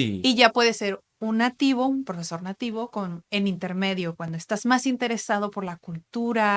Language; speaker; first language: Spanish; native; Spanish